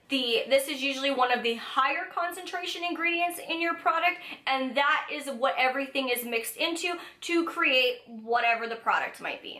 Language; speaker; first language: English; native; English